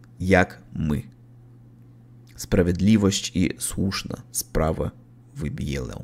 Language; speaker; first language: Polish; non-native, learner; Russian